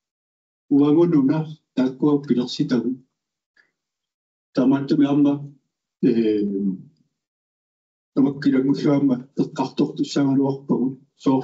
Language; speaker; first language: Danish; non-native, local second language; Kalaallisut